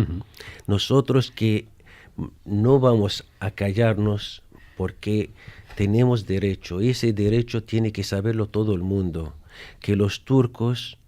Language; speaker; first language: Spanish; non-native, fluent; Arabic